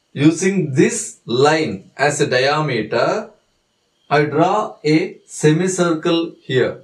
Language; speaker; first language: English; non-native, local second language; Kannada